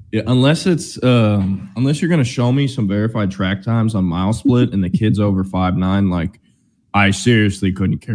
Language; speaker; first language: English; native; English